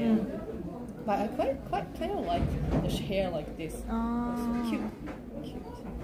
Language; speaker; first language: English; non-native, learner; Japanese